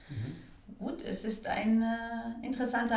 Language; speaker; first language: German; non-native, fluent; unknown